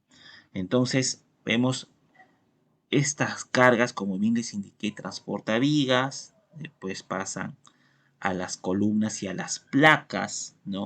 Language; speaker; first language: Spanish; native; Spanish